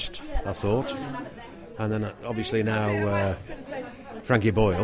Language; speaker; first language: English; native; English